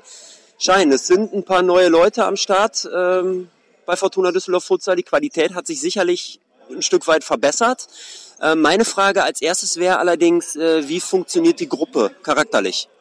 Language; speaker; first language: German; native; German